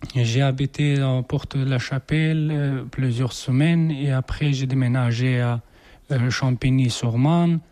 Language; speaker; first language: French; non-native, learner; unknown